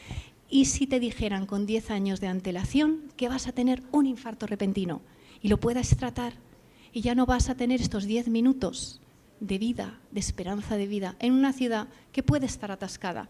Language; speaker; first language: Spanish; native; Spanish